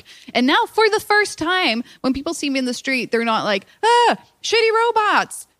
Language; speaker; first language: English; non-native, fluent; Swedish